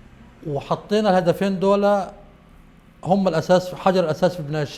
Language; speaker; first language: Arabic; native; Arabic